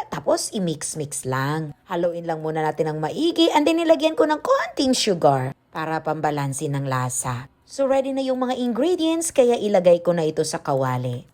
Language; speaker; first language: Filipino; non-native, local second language; Cebuano